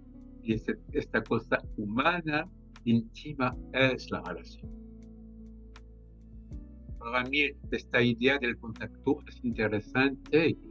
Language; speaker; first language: Spanish; non-native, fluent; French